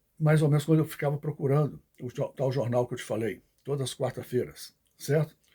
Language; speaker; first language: Portuguese; native; Portuguese